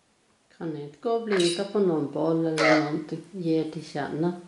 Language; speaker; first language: Swedish; native; Swedish